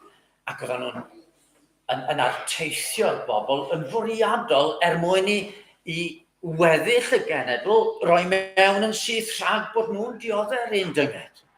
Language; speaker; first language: Welsh; native; Welsh